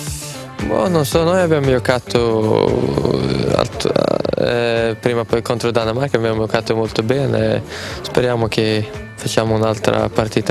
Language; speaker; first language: Italian; non-native, learner; Swedish